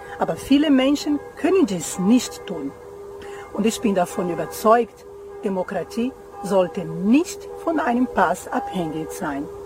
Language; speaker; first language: German; non-native, fluent; Portuguese